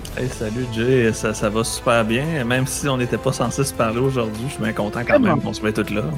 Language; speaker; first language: French; native; French